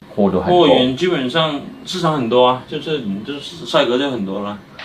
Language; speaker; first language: Chinese; native; Chinese